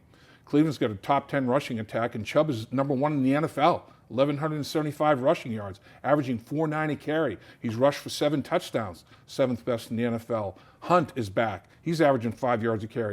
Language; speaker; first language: English; native; English